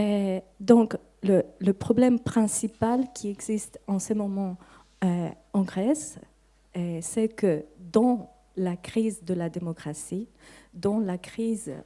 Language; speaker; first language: French; non-native, fluent; Greek